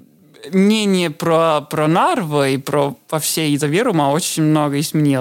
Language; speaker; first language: Russian; non-native, learner; Estonian